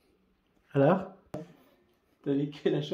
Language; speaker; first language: French; native; French